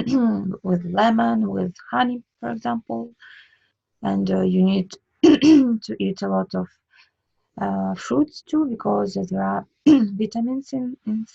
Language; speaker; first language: English; non-native, learner; Russian